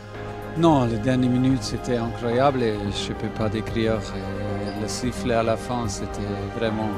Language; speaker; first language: French; non-native, fluent; German